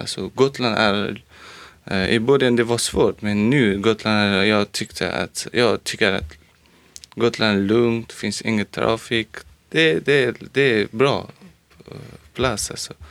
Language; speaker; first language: Swedish; non-native, learner; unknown